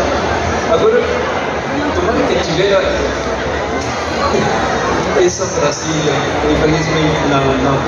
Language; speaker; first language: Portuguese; non-native, learner; Spanish